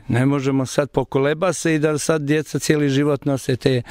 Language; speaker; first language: Croatian; native; Croatian